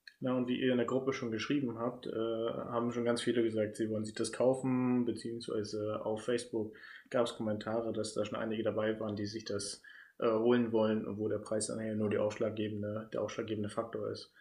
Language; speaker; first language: German; native; German